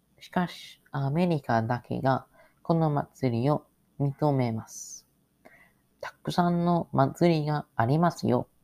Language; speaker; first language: Japanese; non-native, learner; English